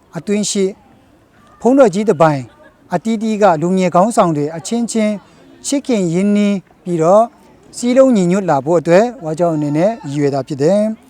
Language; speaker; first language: Burmese; non-native, local second language; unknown